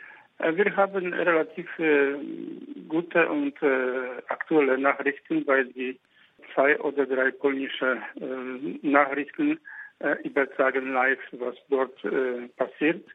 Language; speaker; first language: German; non-native, fluent; Polish